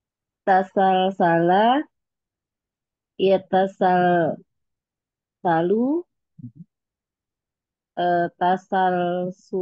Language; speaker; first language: Arabic; non-native, learner; Indonesian